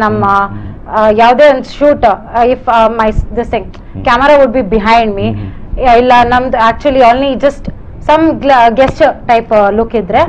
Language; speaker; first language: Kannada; non-native, local second language; Tulu